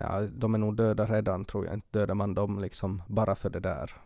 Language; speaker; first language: Swedish; native; Swedish